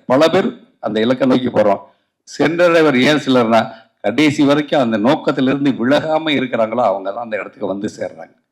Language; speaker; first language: Tamil; native; Tamil